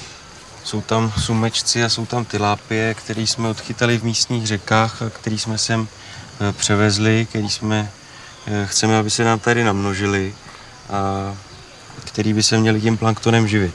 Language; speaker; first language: Czech; native; Czech